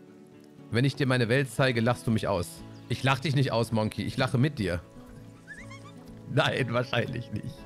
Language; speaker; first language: German; native; German